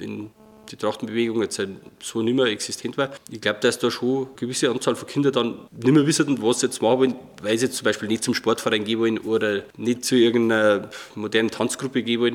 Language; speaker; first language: German; native; German